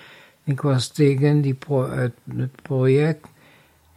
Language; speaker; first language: Dutch; non-native, fluent; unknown